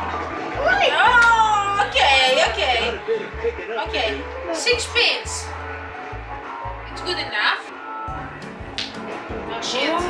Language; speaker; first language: English; non-native, learner; Indonesian